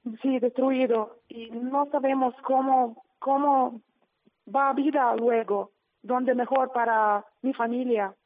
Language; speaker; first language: Spanish; non-native, learner; Ukrainian